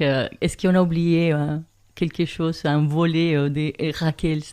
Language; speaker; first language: French; non-native, fluent; Spanish